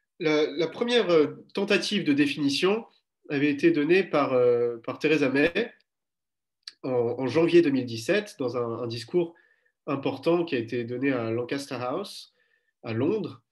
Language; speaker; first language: French; native; French